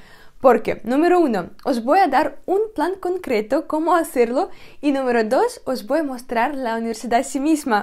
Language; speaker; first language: Spanish; non-native, fluent; Russian